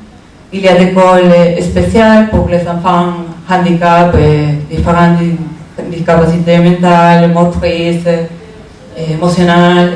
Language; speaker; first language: French; non-native, learner; Spanish